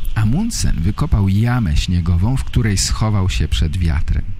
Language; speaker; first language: Polish; native; Polish